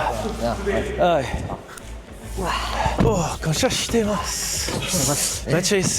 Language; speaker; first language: Japanese; non-native, learner; English